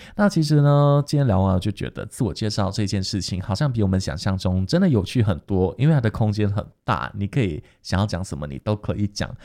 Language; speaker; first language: Chinese; native; Chinese